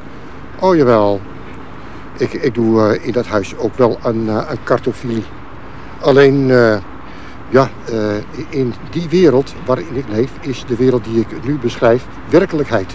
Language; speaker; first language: Dutch; native; Dutch